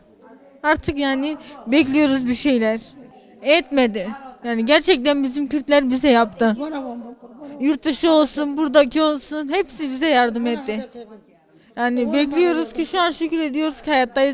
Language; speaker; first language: Turkish; non-native, local second language; Kurdish